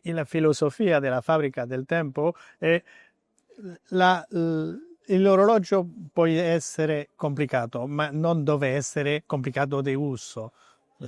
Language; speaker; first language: Italian; non-native, learner; French